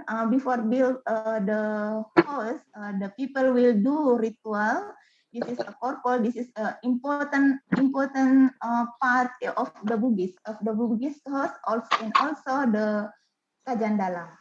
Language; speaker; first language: English; non-native, learner; Indonesian